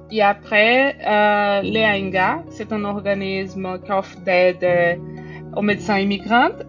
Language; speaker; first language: French; non-native, fluent; Portuguese